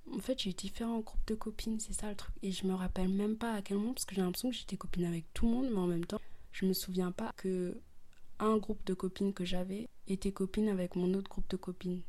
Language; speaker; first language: French; early bilingual, other home language; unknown